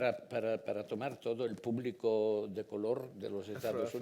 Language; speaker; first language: Spanish; non-native, fluent; Italian